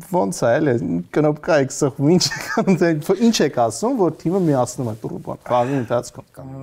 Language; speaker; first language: Armenian; native; Armenian